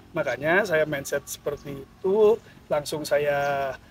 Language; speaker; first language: Indonesian; native; Indonesian